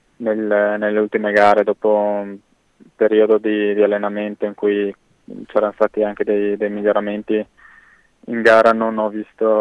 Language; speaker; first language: Italian; native; Italian